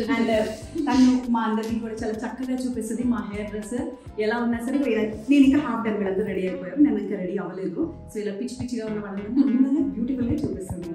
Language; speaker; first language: Telugu; native; Telugu